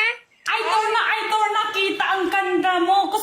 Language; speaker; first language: Filipino; non-native, learner; Chinese